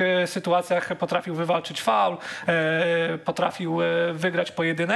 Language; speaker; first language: Polish; native; Polish